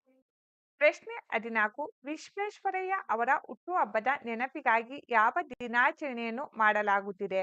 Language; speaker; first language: Kannada; native; Kannada